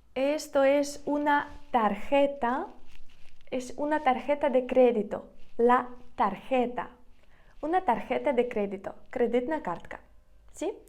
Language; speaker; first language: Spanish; non-native, fluent; Ukrainian